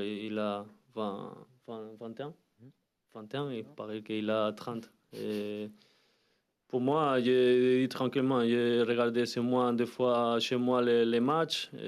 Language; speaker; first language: French; non-native, learner; Spanish